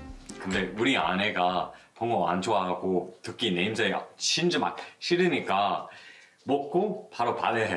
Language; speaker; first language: Korean; non-native, fluent; English